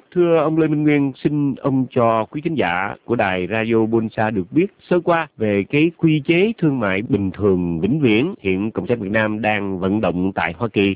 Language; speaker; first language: Vietnamese; native; Vietnamese